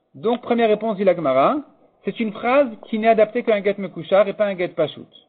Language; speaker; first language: French; native; French